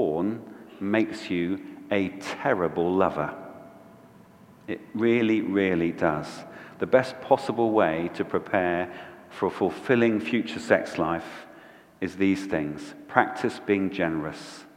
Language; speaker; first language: English; native; English